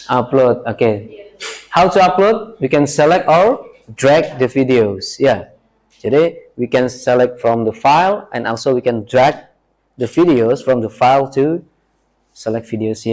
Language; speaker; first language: English; non-native, learner; Indonesian